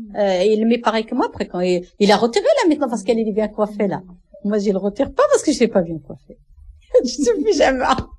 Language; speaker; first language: French; non-native, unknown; Arabic